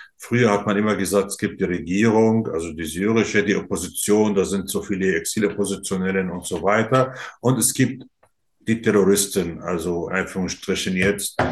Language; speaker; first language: German; non-native, fluent; Arabic